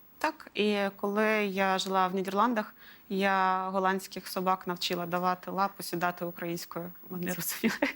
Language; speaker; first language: Ukrainian; non-native, local second language; Russian